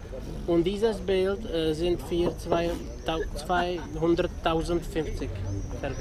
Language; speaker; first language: German; non-native, learner; Czech